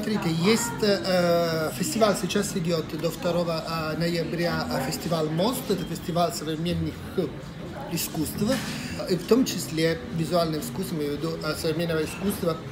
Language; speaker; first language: Russian; non-native, fluent; Italian